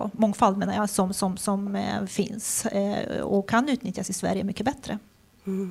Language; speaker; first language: Swedish; non-native, fluent; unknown